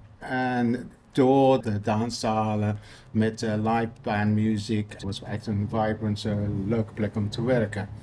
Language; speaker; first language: Dutch; non-native, fluent; English